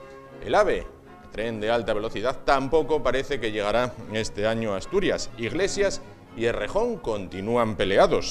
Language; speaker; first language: Spanish; native; Spanish